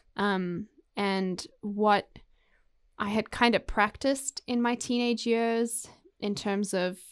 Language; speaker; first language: English; native; English